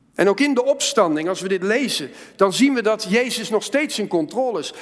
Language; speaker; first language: Dutch; native; Dutch